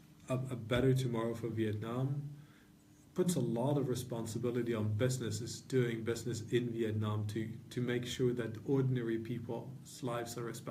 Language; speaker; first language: English; non-native, fluent; Norwegian